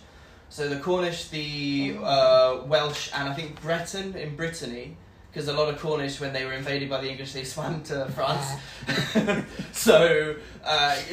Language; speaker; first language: English; native; English